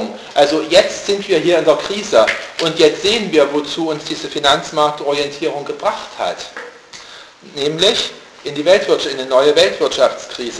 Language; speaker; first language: German; native; German